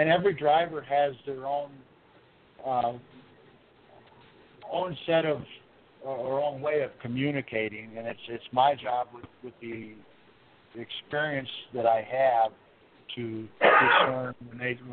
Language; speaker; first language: English; native; English